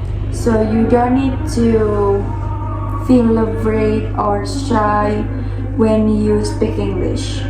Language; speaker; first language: English; non-native, learner; Indonesian